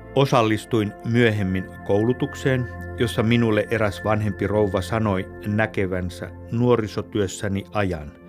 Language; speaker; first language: Finnish; native; Finnish